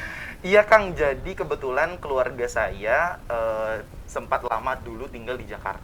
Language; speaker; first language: Indonesian; non-native, local second language; Javanese